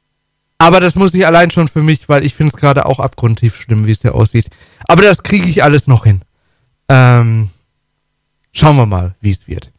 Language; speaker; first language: German; native; German